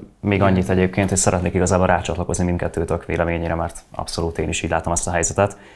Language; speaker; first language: Hungarian; native; Hungarian